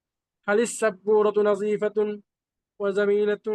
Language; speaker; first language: Arabic; non-native, fluent; Bangla